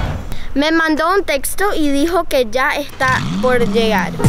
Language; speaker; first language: Spanish; early bilingual, heritage; Spanish